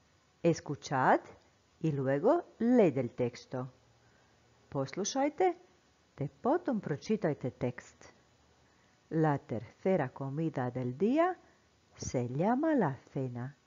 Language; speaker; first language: Spanish; non-native, fluent; Croatian